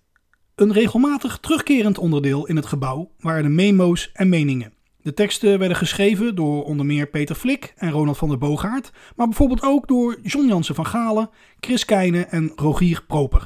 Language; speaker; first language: Dutch; native; Dutch